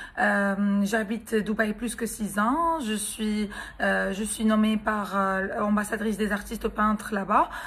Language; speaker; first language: French; non-native, local second language; Arabic